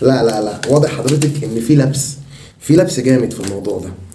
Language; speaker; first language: Arabic; native; Arabic